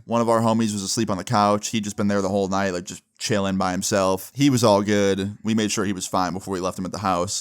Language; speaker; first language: English; native; English